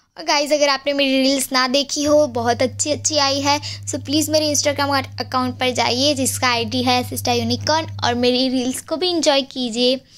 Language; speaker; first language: Hindi; non-native, local second language; Gujarati